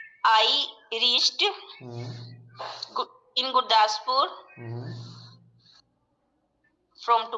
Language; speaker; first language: English; non-native, learner; Punjabi